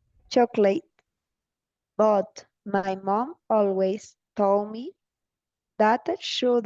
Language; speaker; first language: English; non-native, learner; Spanish